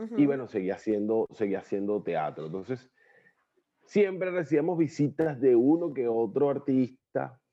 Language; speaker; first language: Spanish; native; Spanish